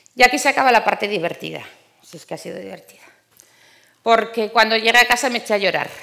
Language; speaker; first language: Spanish; native; Spanish